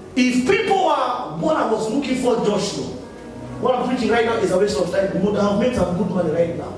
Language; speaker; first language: English; non-native, local second language; Swahili